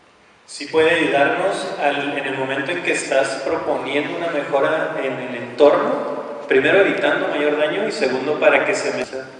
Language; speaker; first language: Spanish; native; Spanish